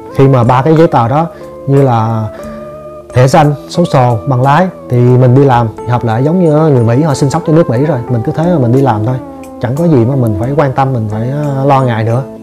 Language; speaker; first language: Vietnamese; native; Vietnamese